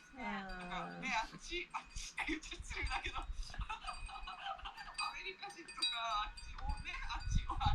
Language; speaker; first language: Japanese; native; Japanese